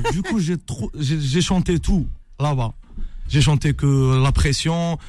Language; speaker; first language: French; non-native, local second language; Arabic